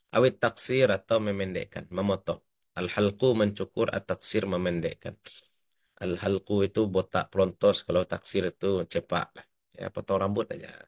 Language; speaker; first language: Indonesian; native; Indonesian